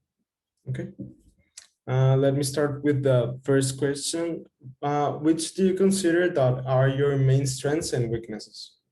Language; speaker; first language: English; non-native, fluent; Spanish